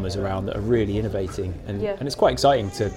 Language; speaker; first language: English; native; English